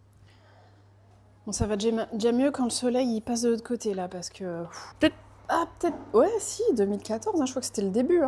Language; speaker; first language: French; native; French